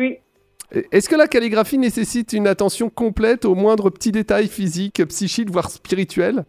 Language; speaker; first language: French; native; French